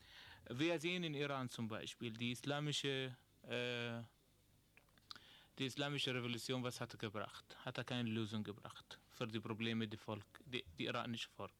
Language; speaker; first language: German; non-native, learner; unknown